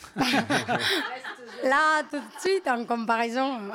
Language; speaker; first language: French; non-native, fluent; Spanish